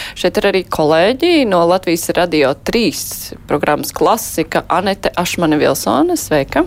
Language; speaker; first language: Latvian; native; Latvian